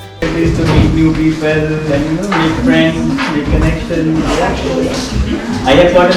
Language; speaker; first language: English; non-native, local second language; Hindi